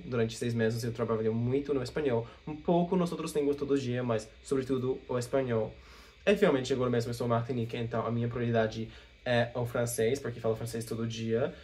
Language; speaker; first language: Portuguese; non-native, fluent; English